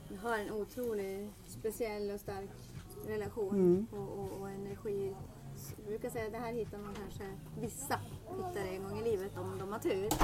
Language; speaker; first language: Swedish; native; Swedish